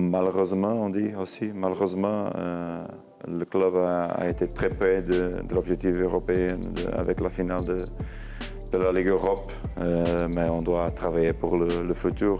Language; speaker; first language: French; non-native, learner; Portuguese